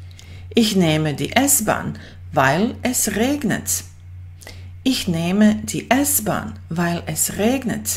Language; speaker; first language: German; non-native, fluent; Bosnian